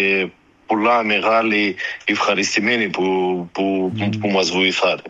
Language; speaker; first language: Greek; early bilingual, heritage; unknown